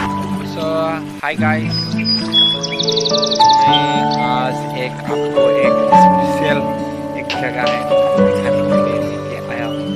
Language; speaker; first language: Hindi; non-native, local second language; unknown